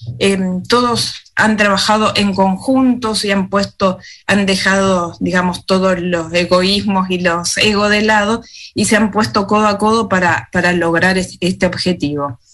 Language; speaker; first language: Spanish; native; Spanish